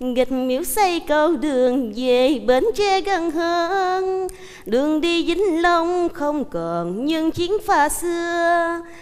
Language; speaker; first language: Vietnamese; native; Vietnamese